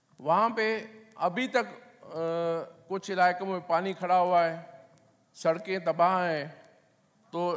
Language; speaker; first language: Urdu; non-native, local second language; Sindhi